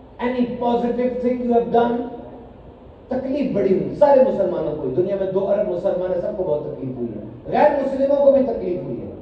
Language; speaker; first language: Urdu; native; Urdu